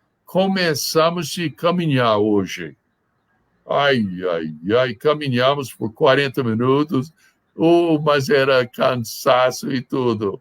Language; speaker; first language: Portuguese; non-native, fluent; English